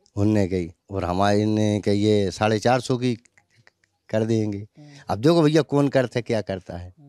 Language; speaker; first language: Hindi; native; Hindi